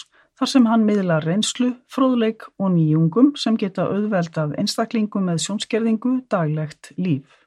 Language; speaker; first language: Icelandic; native; Icelandic